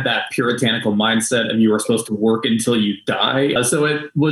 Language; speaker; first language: English; native; English